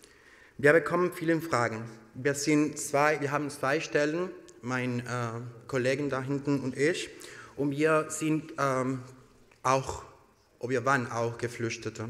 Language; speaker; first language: German; non-native, learner; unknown